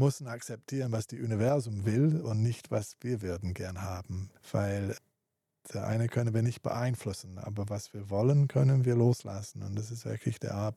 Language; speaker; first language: German; non-native, fluent; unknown